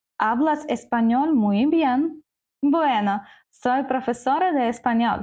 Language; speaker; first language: Spanish; non-native, learner; Ukrainian